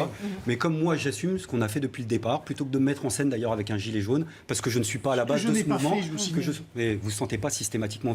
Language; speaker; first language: French; native; French